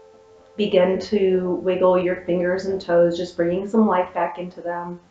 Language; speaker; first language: English; native; English